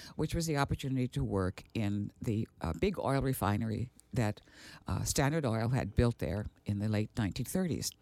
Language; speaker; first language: English; early bilingual, other home language; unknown